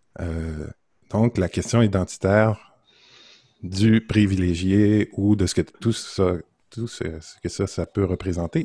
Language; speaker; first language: French; native; French